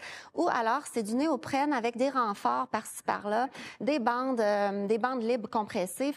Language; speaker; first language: French; native; French